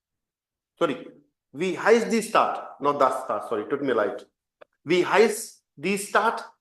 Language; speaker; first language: German; non-native, fluent; Hindi